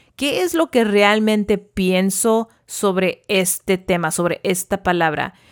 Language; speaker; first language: Spanish; early bilingual, heritage; Spanish